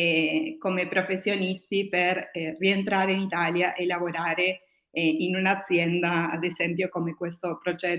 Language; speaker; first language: Italian; non-native, fluent; Spanish